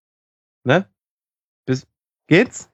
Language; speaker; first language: German; native; German